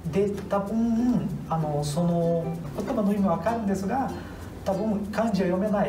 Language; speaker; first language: Japanese; non-native, fluent; Portuguese